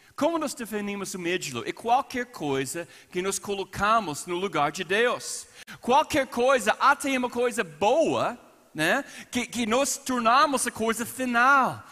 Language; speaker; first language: Portuguese; non-native, fluent; English